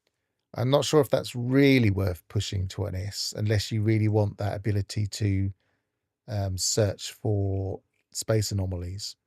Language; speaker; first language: English; native; English